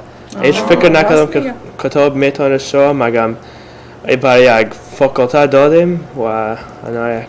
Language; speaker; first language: Persian; early bilingual, heritage; Persian